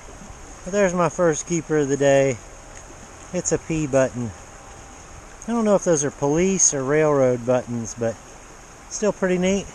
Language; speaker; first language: English; native; English